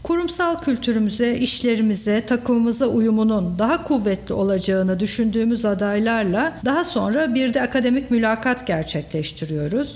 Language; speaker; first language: Turkish; native; Turkish